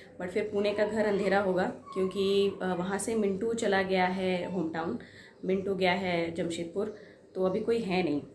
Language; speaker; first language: Hindi; non-native, local second language; Bangla